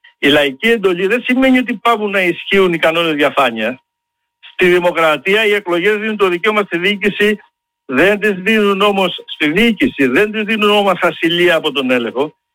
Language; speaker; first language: Greek; native; Greek